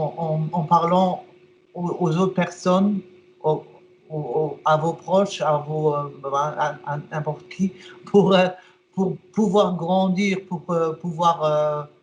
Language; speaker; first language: French; non-native, fluent; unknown